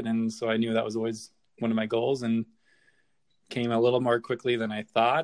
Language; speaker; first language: English; native; English